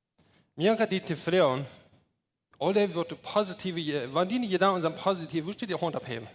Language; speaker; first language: German; non-native, learner; Plautdietsch